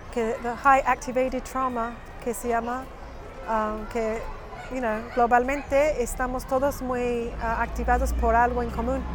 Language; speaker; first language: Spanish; non-native, fluent; English